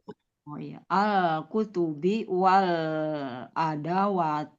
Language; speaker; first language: Arabic; non-native, learner; Indonesian